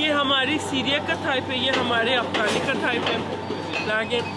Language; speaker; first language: Hindi; non-native, learner; Turkish